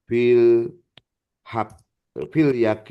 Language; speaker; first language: Arabic; non-native, learner; Indonesian